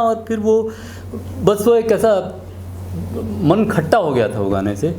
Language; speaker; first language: Hindi; native; Hindi